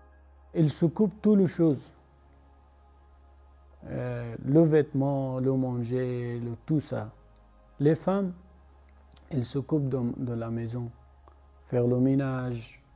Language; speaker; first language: French; non-native, learner; Persian